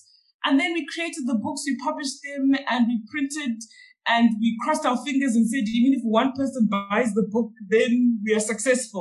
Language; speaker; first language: English; non-native, local second language; Shona